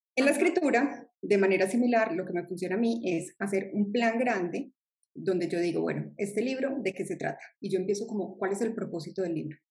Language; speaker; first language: Spanish; native; Spanish